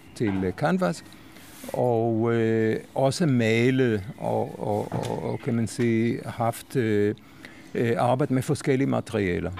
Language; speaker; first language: Danish; non-native, fluent; Hebrew